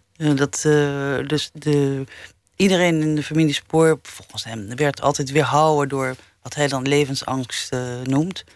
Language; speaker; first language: Dutch; early bilingual, other home language; English